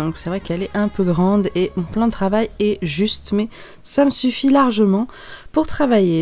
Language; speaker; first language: French; native; French